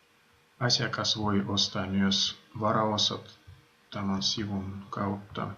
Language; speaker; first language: Finnish; non-native, fluent; Russian